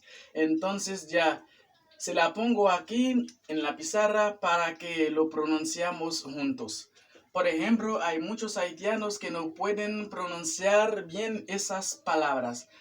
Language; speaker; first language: Spanish; non-native, fluent; Haitian Creole